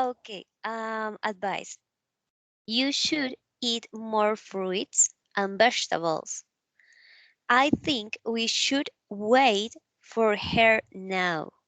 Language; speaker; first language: English; non-native, learner; Spanish